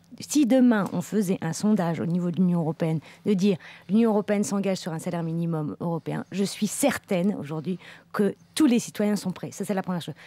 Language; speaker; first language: French; native; French